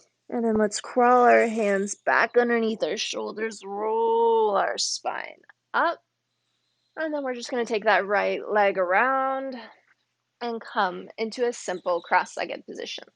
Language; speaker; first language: English; native; English